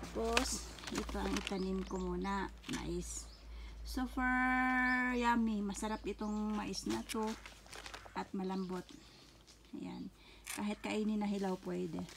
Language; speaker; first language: Filipino; non-native, local second language; Cebuano